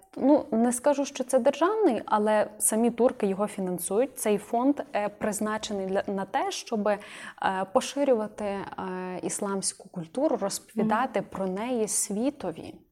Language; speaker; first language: Ukrainian; native; Ukrainian